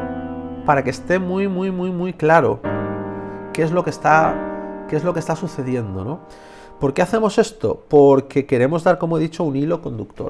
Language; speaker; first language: Spanish; native; Spanish